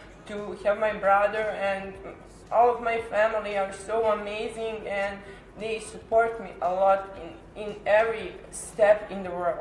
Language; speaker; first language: English; non-native, learner; Serbian